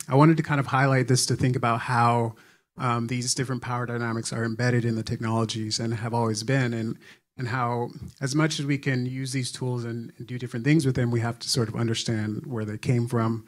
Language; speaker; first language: English; native; English